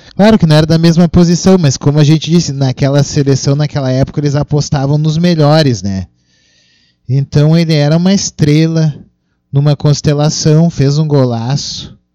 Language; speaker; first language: Portuguese; non-native, local second language; Upper Guinea Crioulo